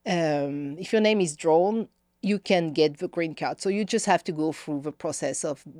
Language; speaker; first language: English; non-native, fluent; French